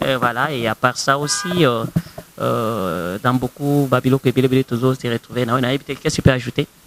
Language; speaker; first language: French; non-native, local second language; Lingala